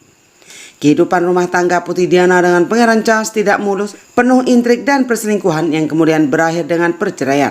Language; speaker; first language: Indonesian; native; Indonesian